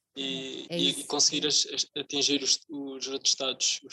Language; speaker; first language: Portuguese; native; Portuguese